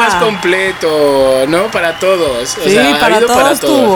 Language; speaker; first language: Spanish; native; Spanish